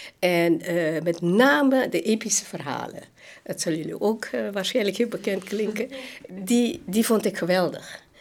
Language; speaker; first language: Dutch; non-native, local second language; Hakka Chinese